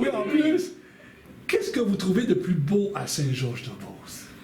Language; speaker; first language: French; native; French